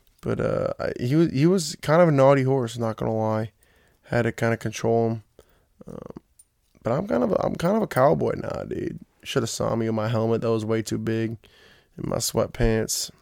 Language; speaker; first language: English; native; English